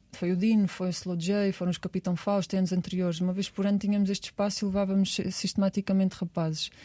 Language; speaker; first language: Portuguese; native; Portuguese